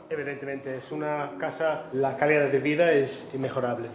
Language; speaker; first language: Spanish; non-native, fluent; English